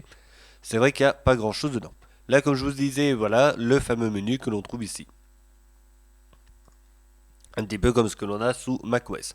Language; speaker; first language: French; native; French